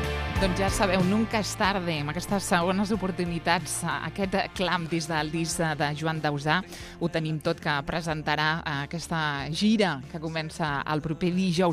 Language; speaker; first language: Catalan; native; Catalan